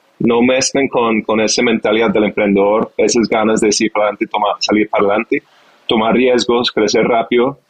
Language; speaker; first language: Spanish; non-native, fluent; English